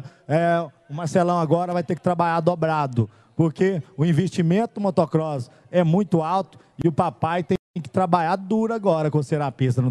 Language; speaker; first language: Portuguese; native; Portuguese